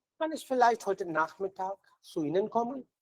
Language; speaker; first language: German; non-native, fluent; Hindi